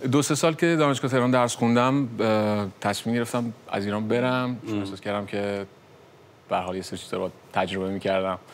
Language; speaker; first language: Persian; native; Persian